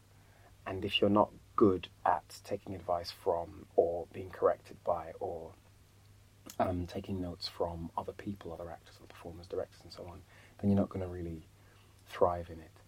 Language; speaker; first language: English; native; English